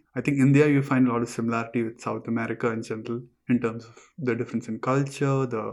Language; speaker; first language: English; non-native, local second language; Malayalam